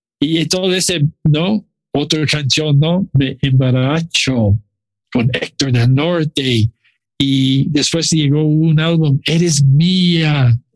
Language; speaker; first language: Spanish; non-native, learner; English